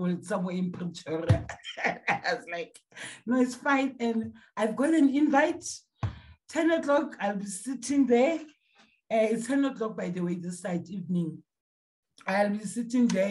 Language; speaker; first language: English; non-native, local second language; Tsonga